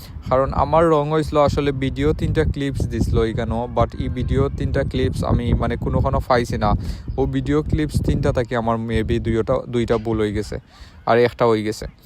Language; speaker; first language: Bangla; non-native, local second language; Sylheti